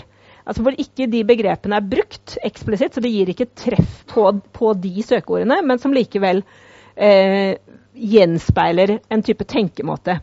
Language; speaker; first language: Norwegian; native; Norwegian